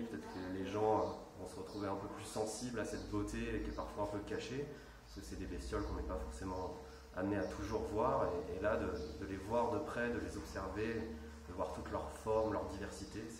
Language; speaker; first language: French; native; French